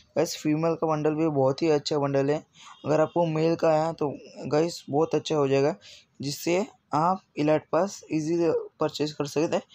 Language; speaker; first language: Hindi; native; Hindi